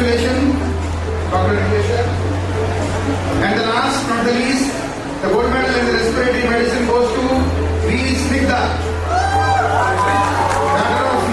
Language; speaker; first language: English; non-native, local second language; Telugu